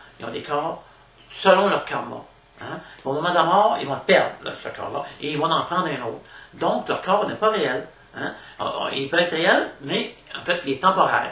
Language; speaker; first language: French; native; French